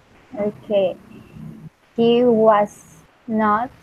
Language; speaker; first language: English; non-native, learner; Spanish